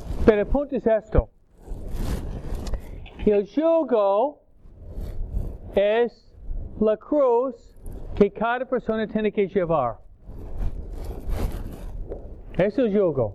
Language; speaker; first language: Spanish; non-native, fluent; English